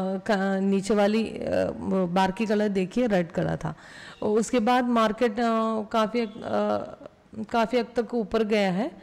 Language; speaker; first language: Hindi; non-native, local second language; Malayalam